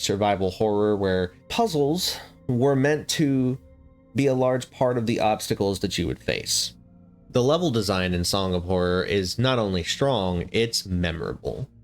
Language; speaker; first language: English; native; English